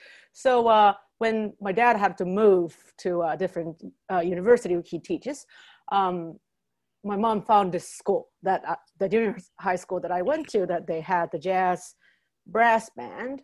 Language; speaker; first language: English; non-native, fluent; Japanese